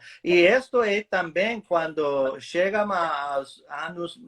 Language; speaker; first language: Portuguese; non-native, fluent; English